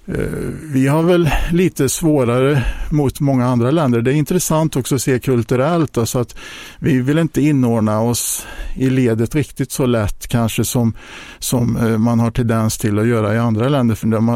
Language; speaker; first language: Swedish; native; Swedish